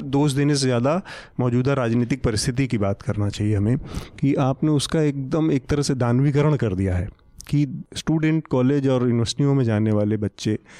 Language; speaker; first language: Hindi; native; Hindi